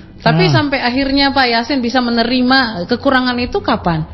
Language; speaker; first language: Indonesian; native; Indonesian